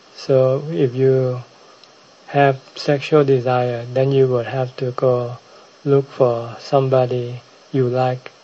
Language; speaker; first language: English; non-native, fluent; Thai